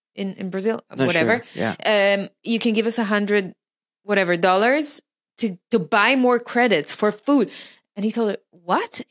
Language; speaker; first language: English; non-native, fluent; Hebrew